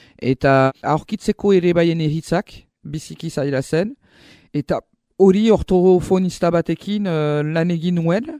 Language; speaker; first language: Basque; non-native, local second language; French